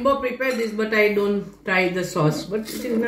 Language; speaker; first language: English; non-native, local second language; Gujarati